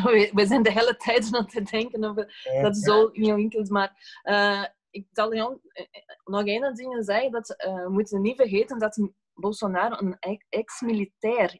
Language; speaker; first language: Dutch; non-native, fluent; Portuguese